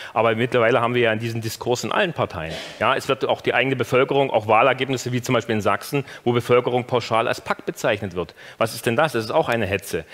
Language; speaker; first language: German; native; German